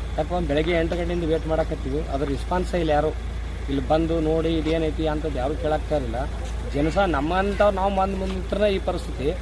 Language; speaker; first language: Kannada; native; Kannada